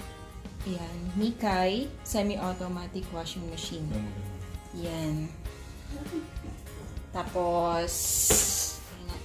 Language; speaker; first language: Filipino; native; Filipino